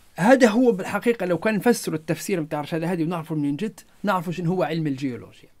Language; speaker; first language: Arabic; non-native, local second language; Berber languages